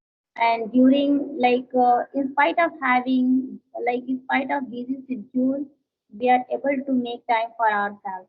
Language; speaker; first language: English; non-native, learner; Hindi